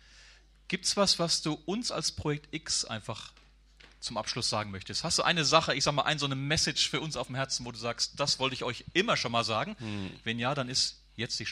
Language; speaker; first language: German; native; German